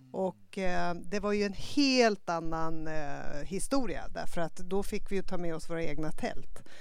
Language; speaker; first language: Swedish; native; Swedish